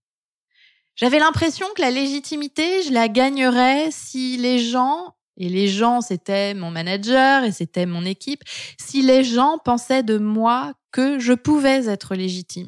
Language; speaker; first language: French; native; French